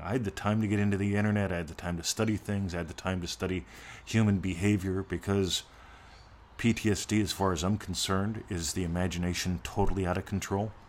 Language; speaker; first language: English; native; English